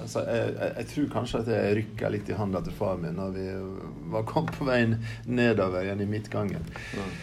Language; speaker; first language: Norwegian; native; Norwegian